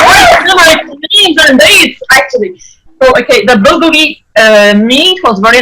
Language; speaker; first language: English; non-native, fluent; Arabic